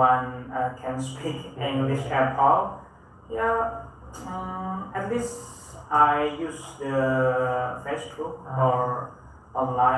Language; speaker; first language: English; non-native, learner; Indonesian